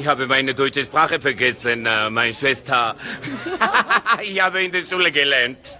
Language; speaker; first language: German; non-native, learner; Georgian